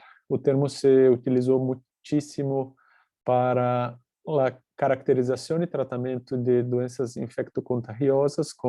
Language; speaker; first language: Spanish; non-native, fluent; Portuguese